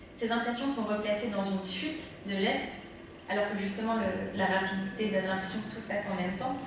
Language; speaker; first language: French; native; French